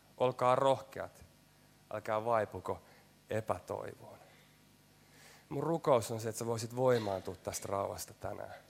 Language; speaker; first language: Finnish; native; Finnish